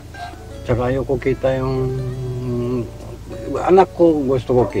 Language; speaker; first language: Filipino; non-native, learner; Japanese